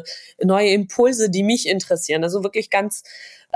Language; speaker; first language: German; non-native, fluent; Georgian